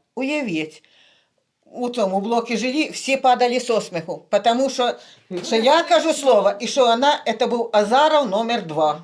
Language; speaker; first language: Ukrainian; native; Ukrainian